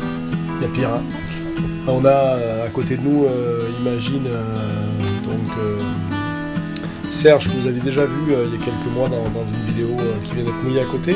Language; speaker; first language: French; native; French